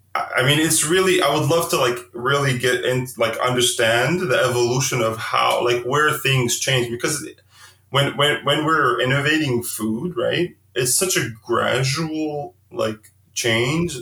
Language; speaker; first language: English; early bilingual, heritage; Arabic